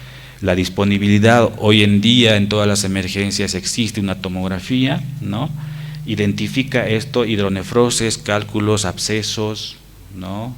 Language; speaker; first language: Spanish; native; Spanish